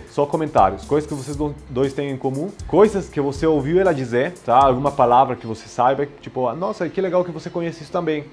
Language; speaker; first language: Portuguese; non-native, fluent; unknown